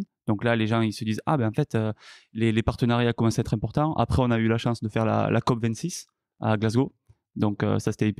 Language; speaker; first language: French; native; French